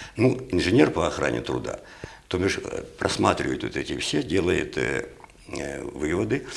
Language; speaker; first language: Russian; native; Russian